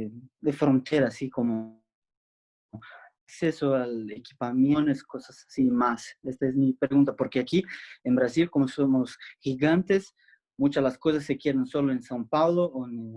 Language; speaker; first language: Spanish; non-native, learner; Portuguese